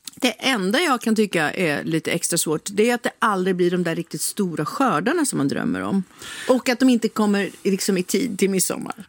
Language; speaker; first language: Swedish; native; Swedish